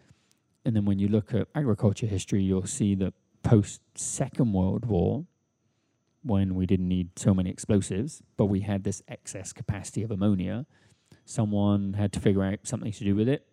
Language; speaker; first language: English; native; English